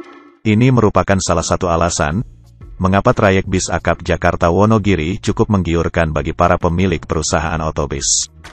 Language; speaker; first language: Indonesian; native; Indonesian